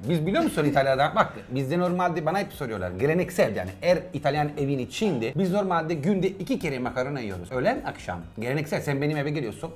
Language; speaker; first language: Turkish; non-native, fluent; Italian